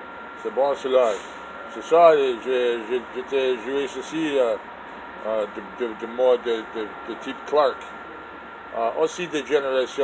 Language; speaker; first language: French; non-native, learner; English